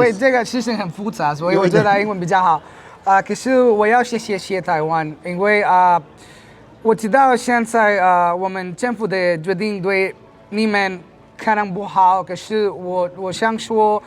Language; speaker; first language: Chinese; non-native, fluent; Spanish